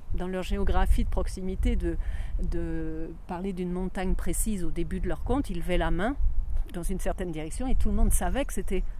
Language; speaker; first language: French; native; French